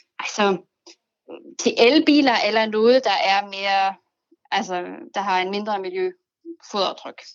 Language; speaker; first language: Danish; non-native, fluent; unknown